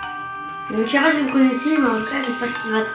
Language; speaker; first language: French; native; French